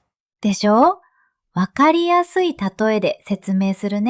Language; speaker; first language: Japanese; non-native, fluent; Vietnamese